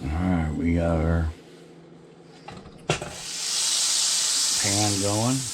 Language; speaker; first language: English; native; English